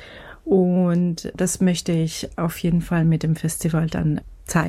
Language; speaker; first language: German; non-native, fluent; Persian